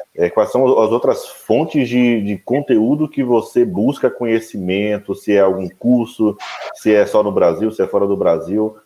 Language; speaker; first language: Portuguese; native; Portuguese